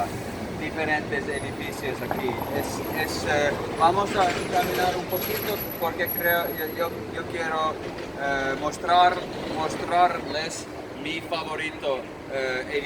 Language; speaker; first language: Spanish; non-native, learner; Finnish